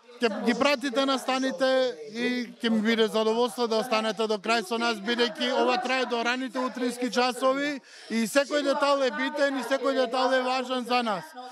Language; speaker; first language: Macedonian; non-native, local second language; Romany